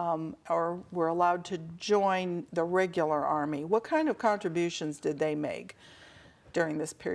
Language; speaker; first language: English; native; English